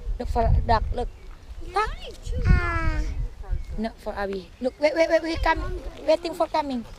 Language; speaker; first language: English; non-native, learner; Indonesian